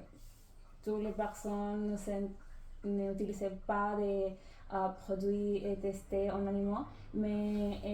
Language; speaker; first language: French; non-native, learner; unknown